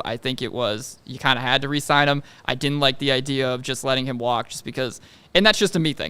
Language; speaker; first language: English; native; English